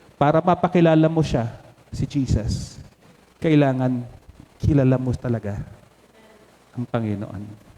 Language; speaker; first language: Filipino; native; Filipino